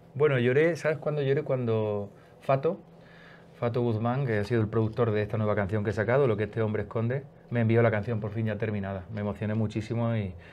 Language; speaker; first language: Spanish; native; Spanish